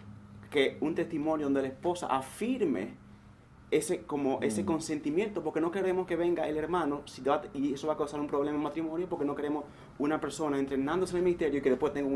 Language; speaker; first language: Spanish; native; Spanish